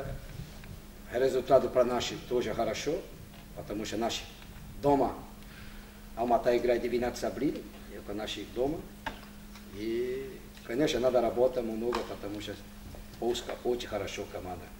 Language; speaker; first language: Russian; non-native, learner; Portuguese